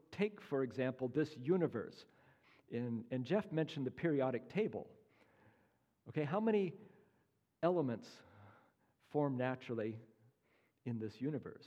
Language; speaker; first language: English; native; English